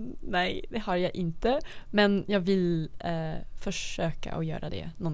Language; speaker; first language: Swedish; non-native, fluent; Dutch